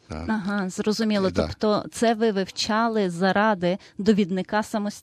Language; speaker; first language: Ukrainian; native; Ukrainian